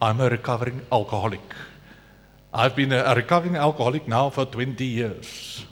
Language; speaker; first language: English; non-native, local second language; Afrikaans